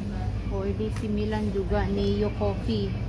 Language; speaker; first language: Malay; non-native, learner; Filipino